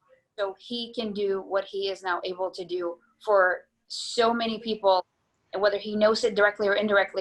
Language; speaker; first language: English; non-native, fluent; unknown